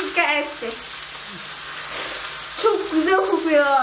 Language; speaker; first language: Turkish; non-native, learner; Indonesian